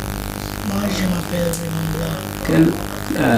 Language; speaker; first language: French; non-native, learner; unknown